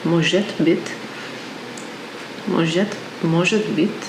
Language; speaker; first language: Russian; non-native, learner; English